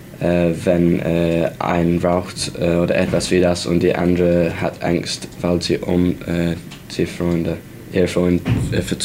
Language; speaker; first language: German; non-native, learner; English